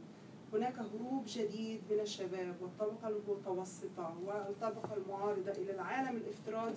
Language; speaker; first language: Arabic; native; Arabic